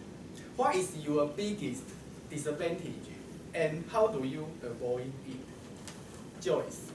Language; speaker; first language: English; non-native, learner; Chinese